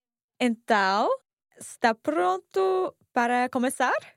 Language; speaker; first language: Portuguese; non-native, learner; English